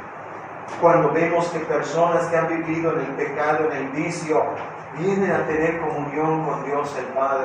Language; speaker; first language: Spanish; native; Spanish